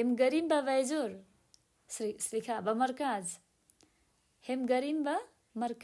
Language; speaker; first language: Hebrew; non-native, learner; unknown